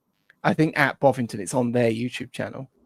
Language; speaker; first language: English; native; English